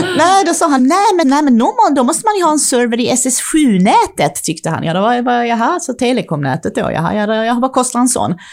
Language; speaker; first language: Swedish; early bilingual, other home language; Czech